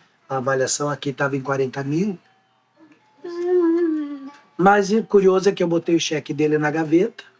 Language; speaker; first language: Portuguese; native; Portuguese